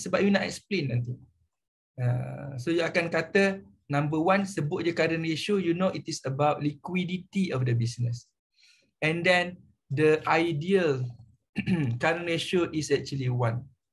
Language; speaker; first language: English; non-native, local second language; Malay